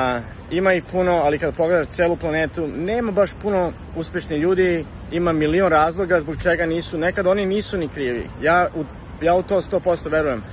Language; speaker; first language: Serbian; early bilingual, heritage; Serbian